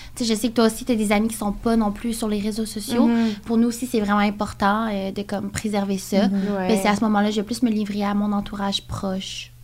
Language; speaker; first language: French; native; French